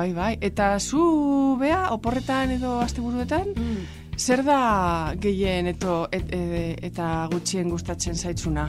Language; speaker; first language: Basque; non-native, local second language; Spanish